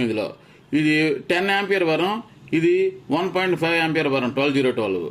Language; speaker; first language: Tamil; non-native, local second language; Telugu